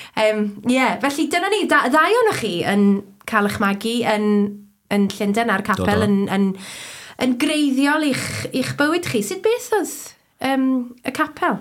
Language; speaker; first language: Welsh; native; Welsh